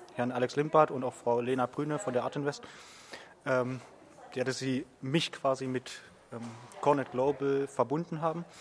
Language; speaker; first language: German; native; German